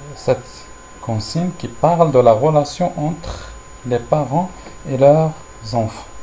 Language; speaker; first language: French; non-native, local second language; Arabic